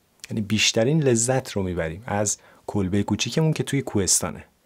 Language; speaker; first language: Persian; native; Persian